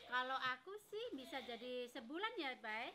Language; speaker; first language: Indonesian; native; Indonesian